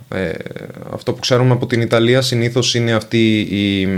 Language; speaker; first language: Greek; non-native, fluent; Venetian